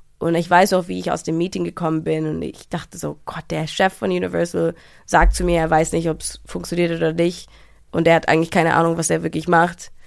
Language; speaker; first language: German; early bilingual, heritage; English